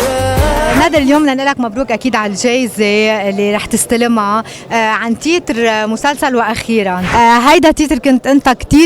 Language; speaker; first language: Arabic; native; Arabic